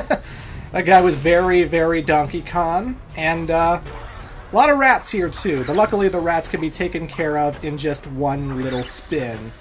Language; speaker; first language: English; native; English